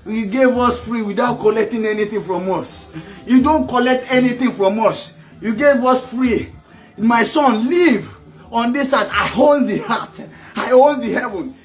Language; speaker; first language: English; non-native, local second language; Yoruba